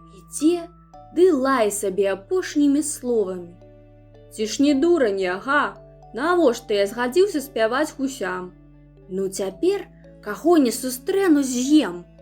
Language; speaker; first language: Belarusian; non-native, local second language; Russian